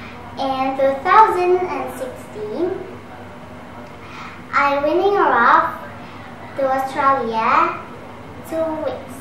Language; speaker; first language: English; non-native, learner; Indonesian